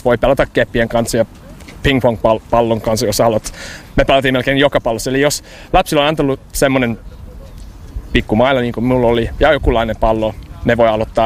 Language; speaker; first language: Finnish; early bilingual, heritage; English